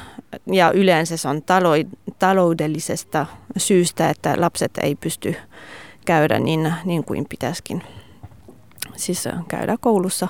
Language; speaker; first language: Finnish; non-native, fluent; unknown